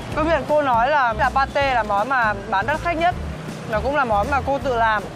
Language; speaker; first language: Vietnamese; native; Vietnamese